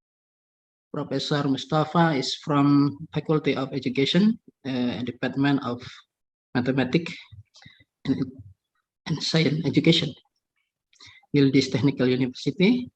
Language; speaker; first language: English; non-native, fluent; Indonesian